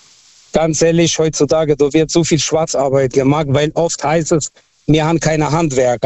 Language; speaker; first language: German; non-native, local second language; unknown